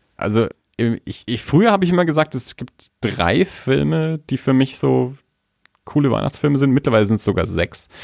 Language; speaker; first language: German; native; German